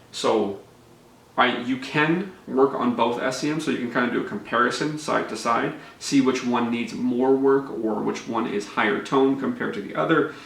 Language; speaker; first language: English; native; English